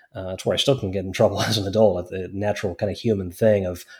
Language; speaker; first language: English; native; English